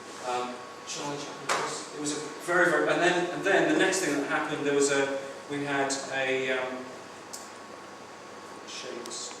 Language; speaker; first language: English; native; English